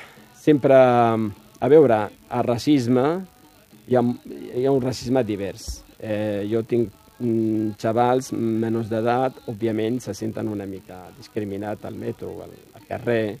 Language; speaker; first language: Catalan; non-native, fluent; Riffian